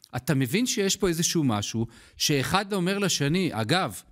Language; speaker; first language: Hebrew; native; Hebrew